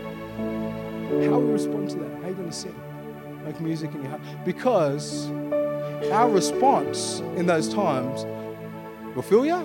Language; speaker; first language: English; native; English